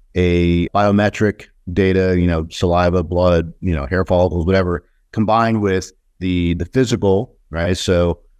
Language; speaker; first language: English; native; English